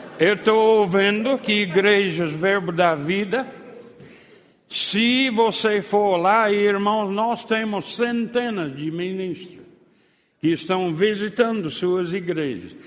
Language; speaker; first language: Portuguese; non-native, fluent; English